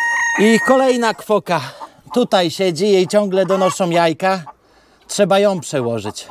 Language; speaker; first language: Polish; native; Polish